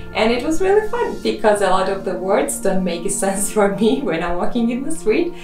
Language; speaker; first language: English; non-native, fluent; Georgian